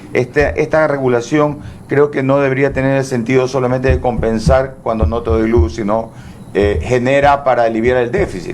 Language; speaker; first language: Spanish; native; Spanish